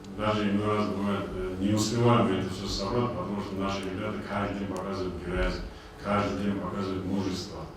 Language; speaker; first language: Russian; non-native, local second language; Avaric